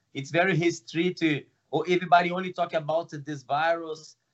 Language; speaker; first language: English; non-native, learner; Portuguese